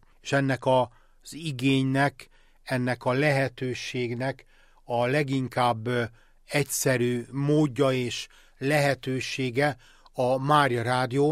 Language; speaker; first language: Hungarian; native; Hungarian